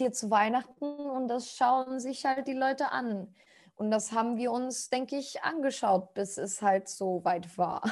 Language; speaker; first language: German; non-native, fluent; Spanish